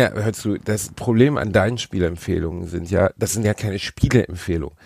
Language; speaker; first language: German; native; German